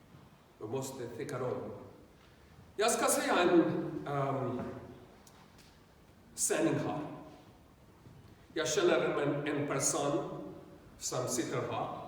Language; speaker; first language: Swedish; non-native, learner; Urdu